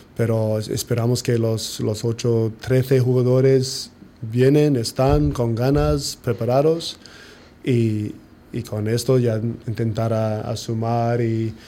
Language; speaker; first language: Spanish; non-native, fluent; English